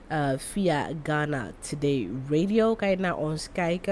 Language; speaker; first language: Dutch; non-native, fluent; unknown